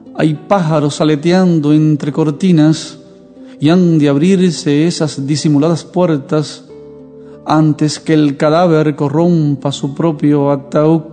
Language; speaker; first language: Spanish; native; Spanish